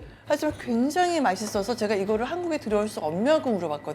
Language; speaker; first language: Korean; native; Korean